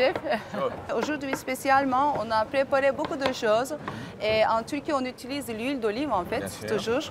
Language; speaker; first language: French; non-native, fluent; Turkish